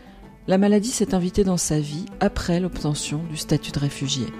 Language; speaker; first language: French; native; French